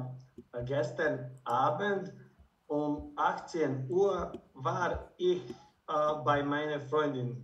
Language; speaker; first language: German; non-native, learner; Bosnian